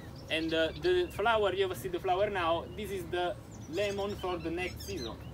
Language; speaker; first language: English; non-native, learner; Italian